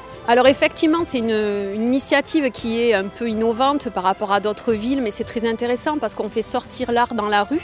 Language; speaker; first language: French; native; French